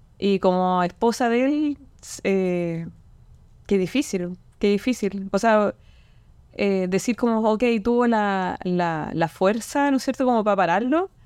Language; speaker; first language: Spanish; native; Spanish